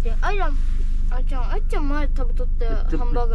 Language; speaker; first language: Japanese; early bilingual, other home language; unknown